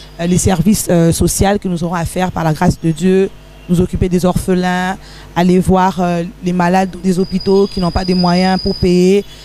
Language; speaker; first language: French; non-native, local second language; Lingala